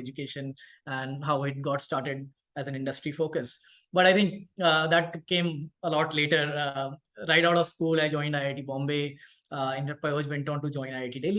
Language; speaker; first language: English; non-native, local second language; Hindi